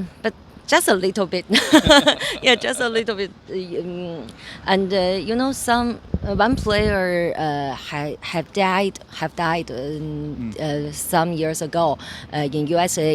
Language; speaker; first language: English; non-native, learner; Chinese